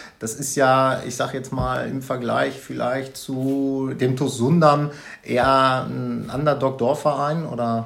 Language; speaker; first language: German; native; German